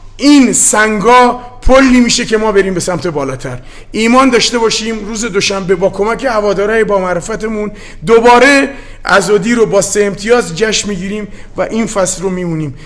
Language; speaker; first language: Persian; native; Persian